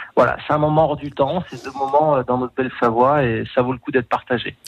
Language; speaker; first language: French; native; French